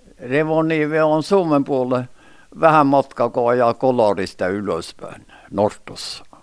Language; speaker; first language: Finnish; early bilingual, heritage; Finnish